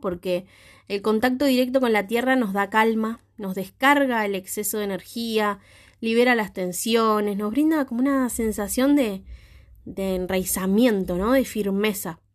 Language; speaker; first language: Spanish; native; Spanish